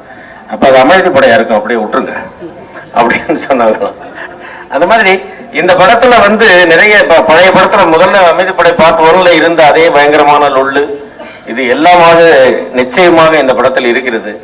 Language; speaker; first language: Tamil; native; Tamil